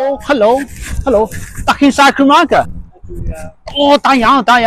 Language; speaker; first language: Welsh; non-native, learner; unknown